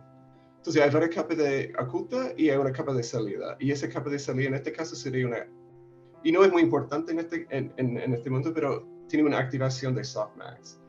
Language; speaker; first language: Spanish; non-native, fluent; English